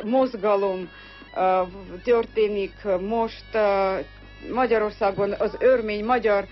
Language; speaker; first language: Hungarian; non-native, learner; Armenian